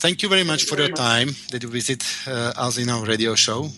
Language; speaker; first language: English; non-native, learner; Slovak